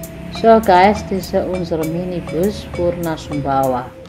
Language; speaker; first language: German; non-native, learner; Indonesian